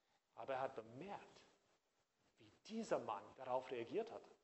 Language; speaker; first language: German; non-native, fluent; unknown